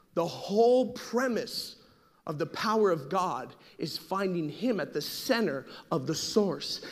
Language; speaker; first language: English; native; English